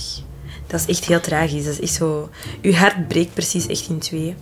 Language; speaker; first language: Dutch; native; Dutch